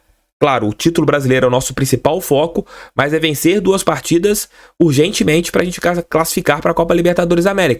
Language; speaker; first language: Portuguese; native; Portuguese